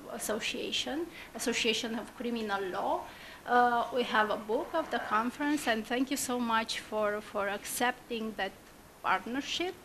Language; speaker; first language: English; non-native, fluent; Romanian